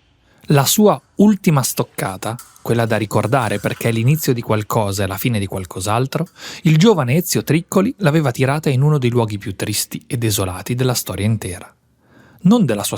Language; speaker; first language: Italian; native; Italian